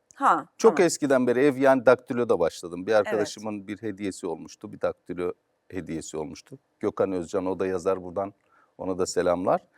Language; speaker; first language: Turkish; native; Turkish